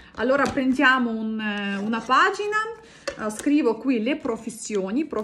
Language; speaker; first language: Italian; non-native, fluent; Russian